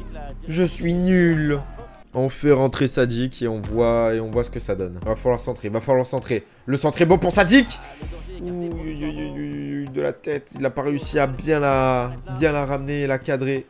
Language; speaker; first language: French; native; French